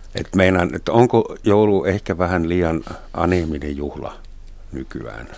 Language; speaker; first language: Finnish; non-native, fluent; German